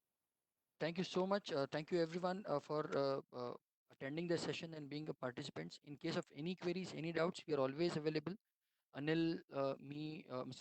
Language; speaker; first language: English; non-native, local second language; Hindi